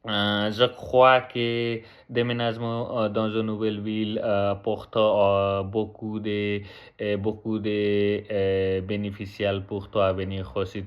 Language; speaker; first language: French; non-native, learner; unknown